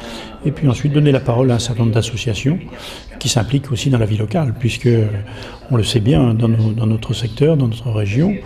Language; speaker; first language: French; native; French